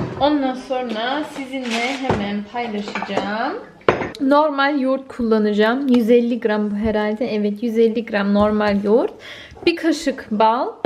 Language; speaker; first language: Turkish; early bilingual, heritage; Turkish